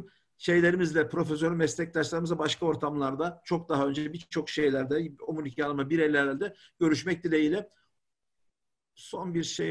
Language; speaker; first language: Turkish; native; Turkish